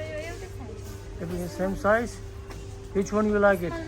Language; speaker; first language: English; non-native, learner; Tibetan